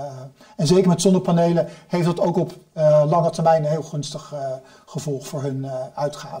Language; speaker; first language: Dutch; native; Dutch